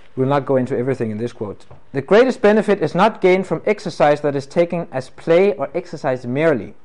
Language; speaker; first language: English; non-native, fluent; Danish